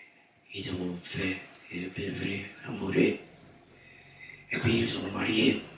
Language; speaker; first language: French; non-native, fluent; Dutch